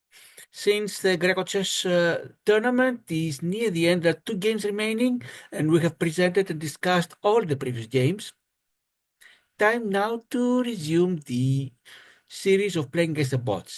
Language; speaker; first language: English; non-native, fluent; Greek